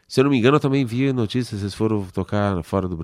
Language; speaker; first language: Portuguese; native; Portuguese